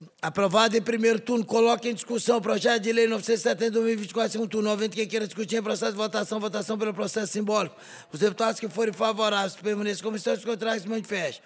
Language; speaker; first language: Portuguese; native; Portuguese